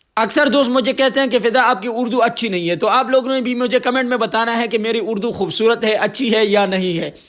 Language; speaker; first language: Urdu; non-native, local second language; Pashto